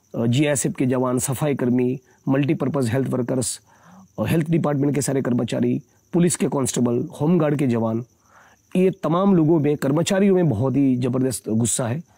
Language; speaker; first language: Hindi; non-native, local second language; Gujarati